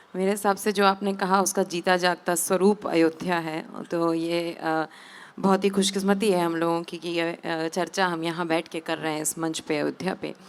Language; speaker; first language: Hindi; native; Hindi